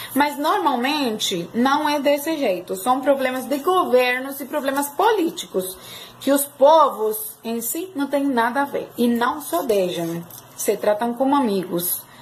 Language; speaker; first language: Portuguese; non-native, fluent; Spanish